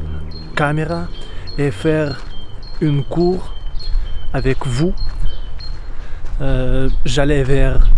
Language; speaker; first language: French; non-native, learner; Russian